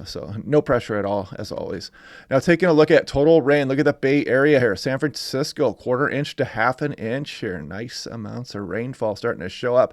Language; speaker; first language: English; native; English